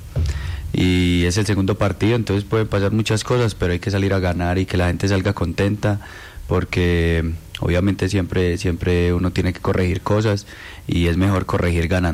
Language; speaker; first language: Spanish; native; Spanish